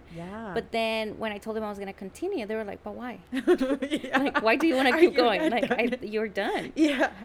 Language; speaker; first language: English; early bilingual, other home language; Spanish